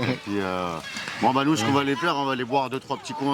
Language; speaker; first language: French; native; French